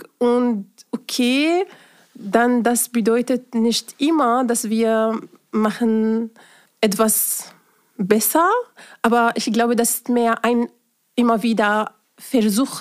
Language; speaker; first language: German; non-native, fluent; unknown